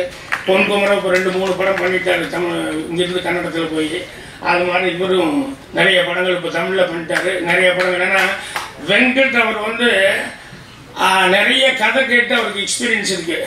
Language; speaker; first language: Tamil; native; Tamil